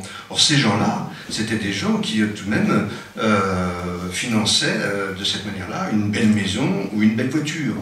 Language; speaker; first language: French; native; French